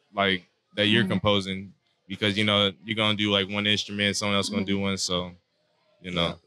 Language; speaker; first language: English; native; English